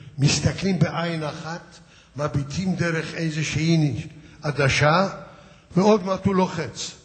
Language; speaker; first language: Hebrew; early bilingual, other home language; Yiddish